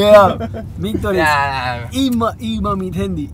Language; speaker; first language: German; non-native, learner; Spanish